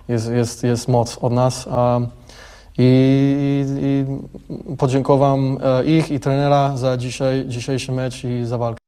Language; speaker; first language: Polish; early bilingual, heritage; English